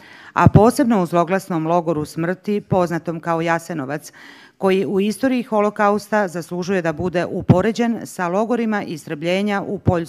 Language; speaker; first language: Croatian; native; Croatian